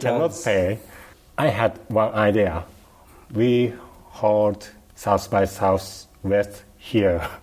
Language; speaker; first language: English; non-native, learner; Japanese